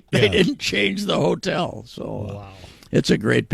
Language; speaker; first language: English; native; English